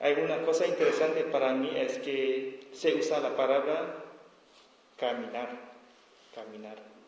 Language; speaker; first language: Spanish; non-native, learner; S'gaw Karen